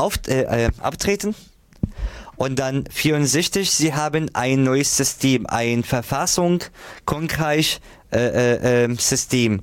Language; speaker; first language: German; non-native, fluent; Arabic